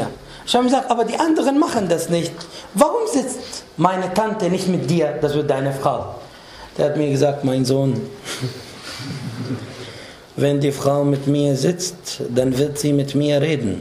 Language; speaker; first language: German; non-native, fluent; Arabic